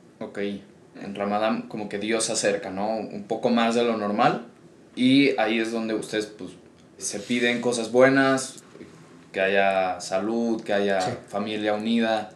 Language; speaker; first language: Spanish; native; Spanish